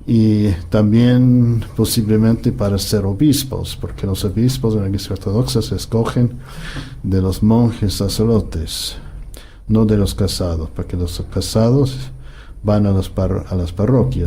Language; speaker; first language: Spanish; non-native, fluent; English